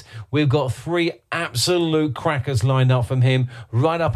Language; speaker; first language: English; native; English